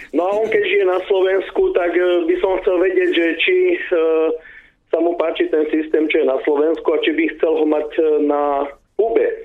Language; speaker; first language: Slovak; native; Slovak